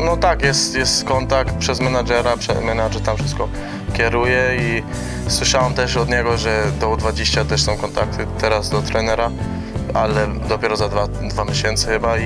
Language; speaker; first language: Polish; early bilingual, heritage; Polish